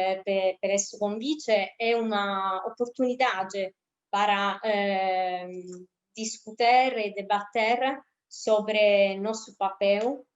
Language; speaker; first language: Portuguese; non-native, fluent; Italian